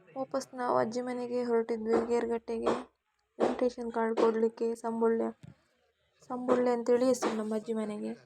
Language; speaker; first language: Kannada; native; Kannada